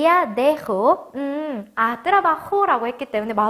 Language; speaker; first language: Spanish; non-native, fluent; Korean